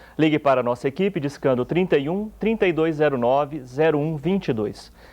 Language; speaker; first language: Portuguese; native; Portuguese